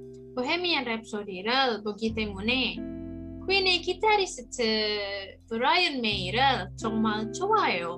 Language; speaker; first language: Korean; non-native, learner; Indonesian